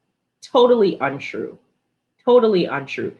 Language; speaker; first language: Spanish; non-native, learner; English